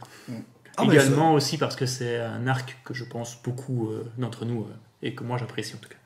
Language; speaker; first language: French; native; French